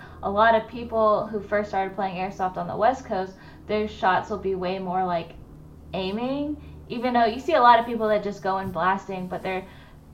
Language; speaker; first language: English; native; English